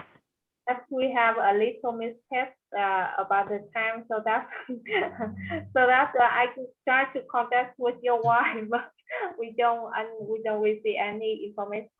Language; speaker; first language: English; non-native, learner; Vietnamese